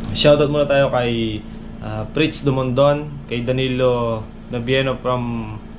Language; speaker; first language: Filipino; non-native, local second language; Pampanga